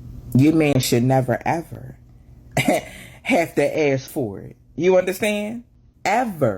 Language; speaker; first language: English; native; English